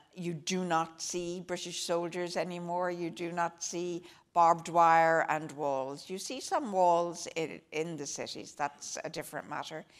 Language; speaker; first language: English; native; English